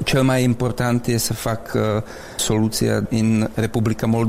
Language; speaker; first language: Romanian; non-native, learner; Czech